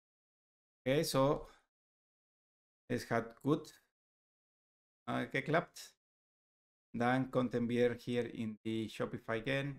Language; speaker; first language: German; non-native, learner; Spanish